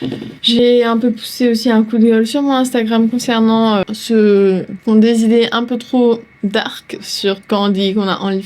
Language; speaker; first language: French; native; French